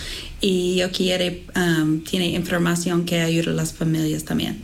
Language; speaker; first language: Spanish; non-native, learner; English